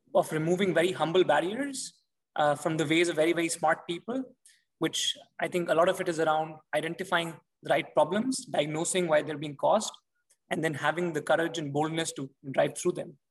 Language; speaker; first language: English; non-native, local second language; Hindi